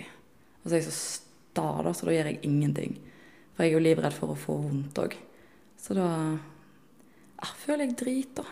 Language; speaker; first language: Norwegian; native; Norwegian